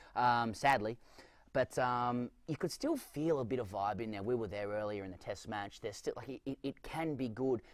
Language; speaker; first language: English; native; English